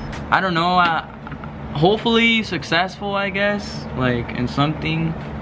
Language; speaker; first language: English; early bilingual, other home language; Spanish